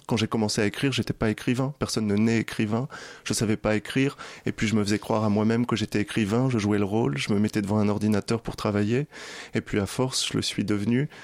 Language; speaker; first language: French; native; French